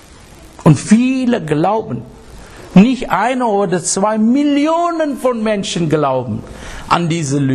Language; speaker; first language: German; non-native, fluent; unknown